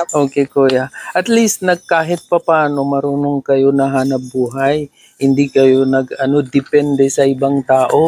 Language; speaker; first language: Filipino; non-native, learner; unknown